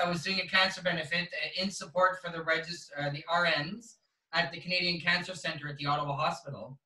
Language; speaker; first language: English; native; English